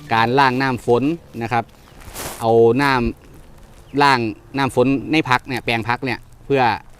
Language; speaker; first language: Thai; native; Thai